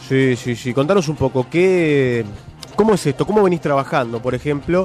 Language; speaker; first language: Spanish; native; Spanish